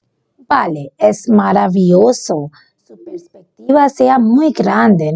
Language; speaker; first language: Spanish; non-native, learner; Bangla